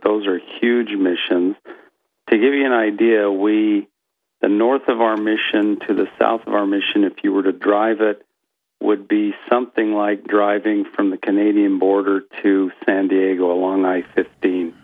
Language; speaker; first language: English; native; English